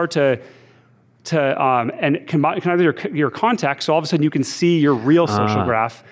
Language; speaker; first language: English; native; English